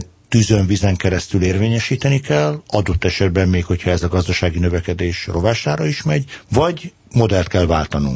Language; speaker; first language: Hungarian; native; Hungarian